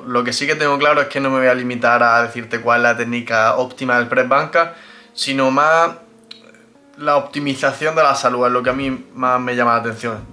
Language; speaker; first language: Spanish; native; Spanish